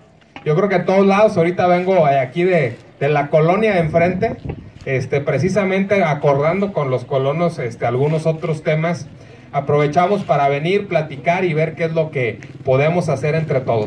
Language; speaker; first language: Spanish; native; Spanish